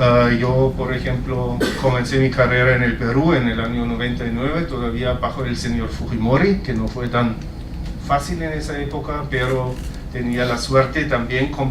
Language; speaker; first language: Spanish; non-native, fluent; German